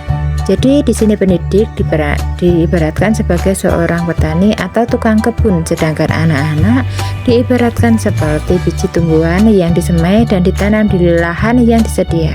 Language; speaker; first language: Indonesian; native; Indonesian